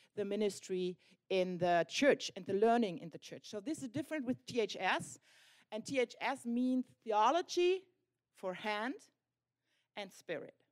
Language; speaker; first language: English; non-native, fluent; German